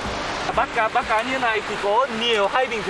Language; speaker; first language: Vietnamese; non-native, fluent; Korean